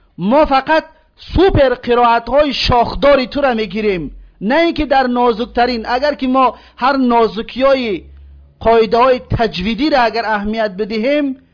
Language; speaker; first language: Persian; native; Persian